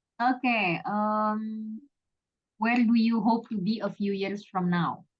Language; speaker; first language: English; non-native, fluent; Indonesian